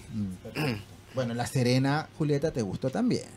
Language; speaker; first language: Spanish; native; Spanish